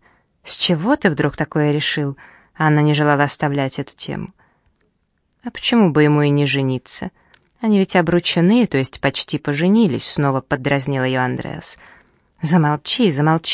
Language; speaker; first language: Russian; native; Russian